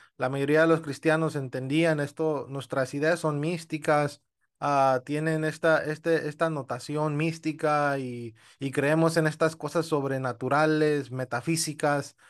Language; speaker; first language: Spanish; early bilingual, heritage; Spanish